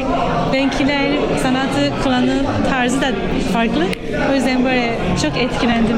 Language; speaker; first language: Turkish; early bilingual, heritage; Turkish